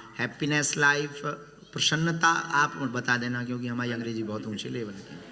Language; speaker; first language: Hindi; native; Hindi